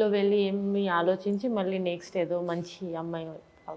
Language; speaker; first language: Telugu; non-native, fluent; Bangla